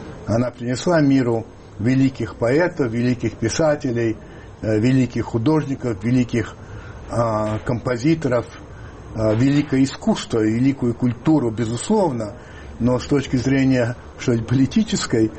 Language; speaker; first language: Russian; non-native, fluent; French